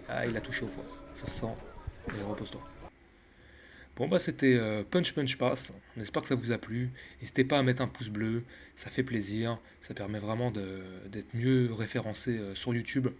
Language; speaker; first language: French; native; French